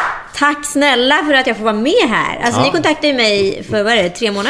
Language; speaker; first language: Swedish; native; Swedish